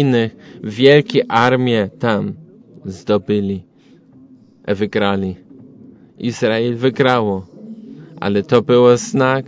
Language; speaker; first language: Polish; non-native, learner; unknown